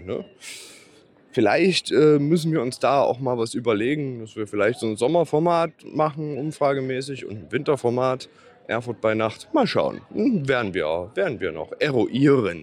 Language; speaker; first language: German; native; German